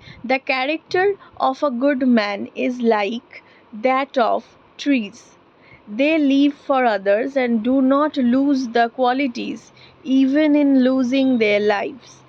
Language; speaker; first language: English; non-native, local second language; Bangla